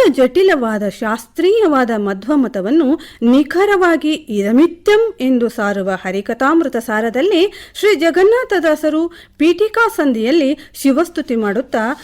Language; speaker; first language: Kannada; native; Kannada